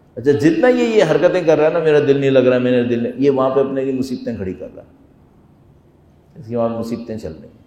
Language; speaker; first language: Urdu; non-native, fluent; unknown